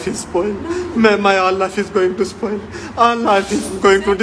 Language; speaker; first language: English; non-native, learner; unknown